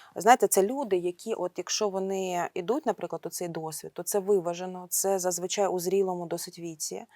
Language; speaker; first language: Ukrainian; non-native, local second language; Russian